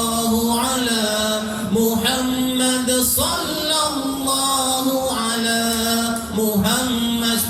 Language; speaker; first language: Malay; native; Malay